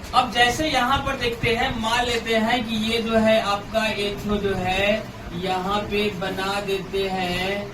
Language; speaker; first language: Hindi; native; Hindi